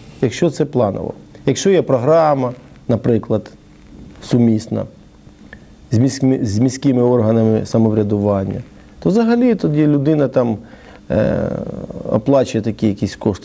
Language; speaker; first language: Ukrainian; native; Ukrainian